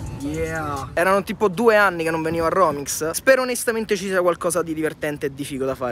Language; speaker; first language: Italian; native; Italian